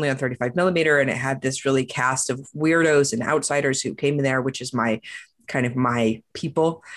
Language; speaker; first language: English; native; English